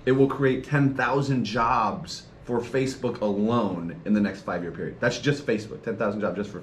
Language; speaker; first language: English; native; English